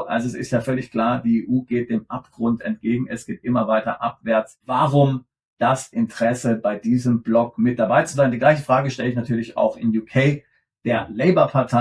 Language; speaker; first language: German; native; German